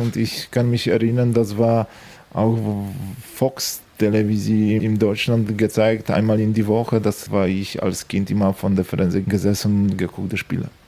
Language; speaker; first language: German; non-native, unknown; Polish